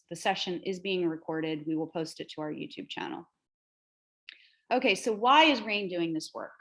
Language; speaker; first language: English; native; English